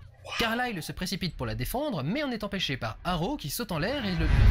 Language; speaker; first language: French; native; French